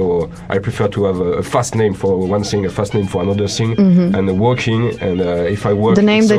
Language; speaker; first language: English; non-native, learner; French